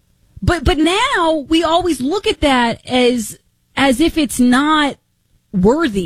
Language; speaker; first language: English; native; English